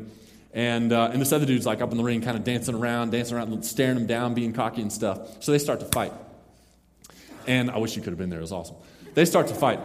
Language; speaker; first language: English; native; English